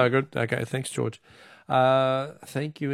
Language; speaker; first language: English; native; English